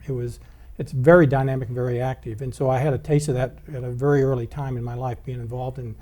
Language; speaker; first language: English; native; English